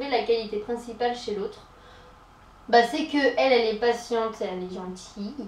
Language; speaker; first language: French; native; French